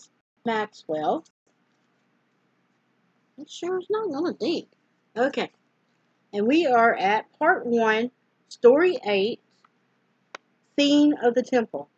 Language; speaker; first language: English; native; English